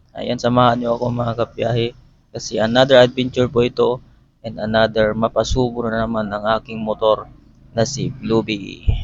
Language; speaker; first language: Filipino; non-native, local second language; Iloko